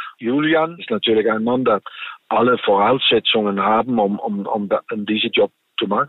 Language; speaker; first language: German; non-native, fluent; Danish